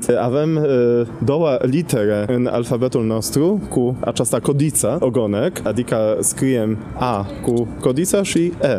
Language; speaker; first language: Romanian; non-native, fluent; Polish